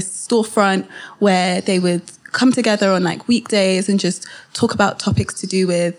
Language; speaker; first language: English; native; English